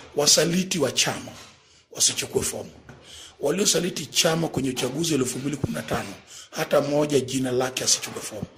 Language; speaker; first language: Swahili; native; Swahili